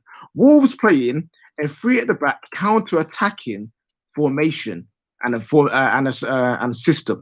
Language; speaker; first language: English; native; English